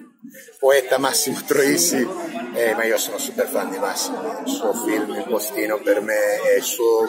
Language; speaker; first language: Italian; non-native, fluent; Serbian